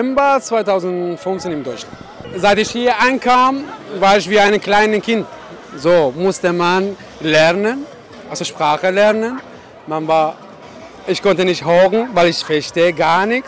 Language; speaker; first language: German; non-native, learner; Persian